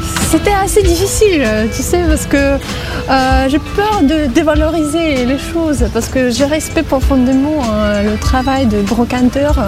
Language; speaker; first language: French; non-native, fluent; Russian